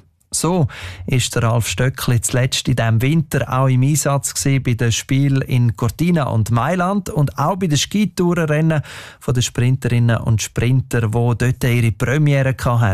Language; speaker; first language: German; native; German